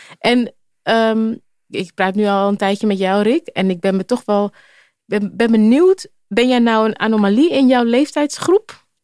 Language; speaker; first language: Dutch; native; Dutch